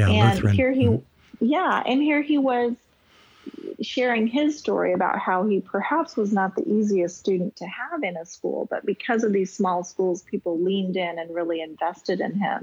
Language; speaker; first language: English; native; English